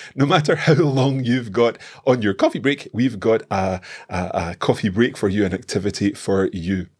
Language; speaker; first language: English; native; English